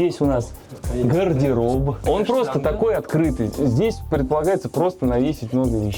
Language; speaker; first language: Russian; native; Russian